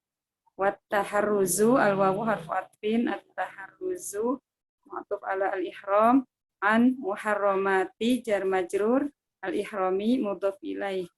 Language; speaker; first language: Arabic; non-native, learner; Indonesian